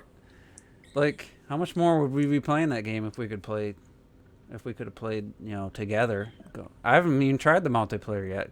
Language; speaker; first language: English; native; English